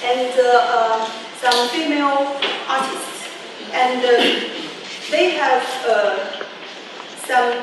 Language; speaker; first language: English; non-native, learner; Chinese